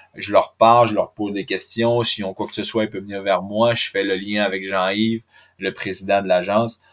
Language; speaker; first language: French; native; French